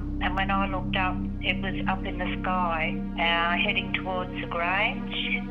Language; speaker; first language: English; native; English